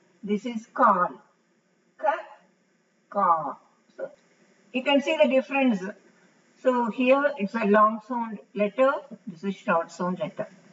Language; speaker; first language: English; non-native, local second language; Tamil